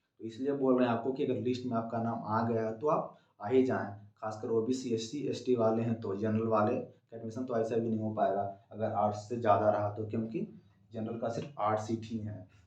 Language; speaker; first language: Hindi; native; Hindi